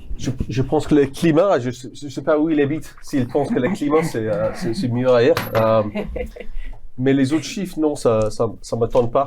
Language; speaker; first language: French; non-native, fluent; English